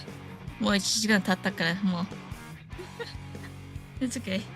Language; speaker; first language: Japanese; non-native, fluent; English